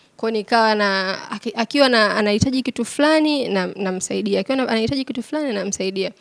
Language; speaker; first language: Swahili; native; Swahili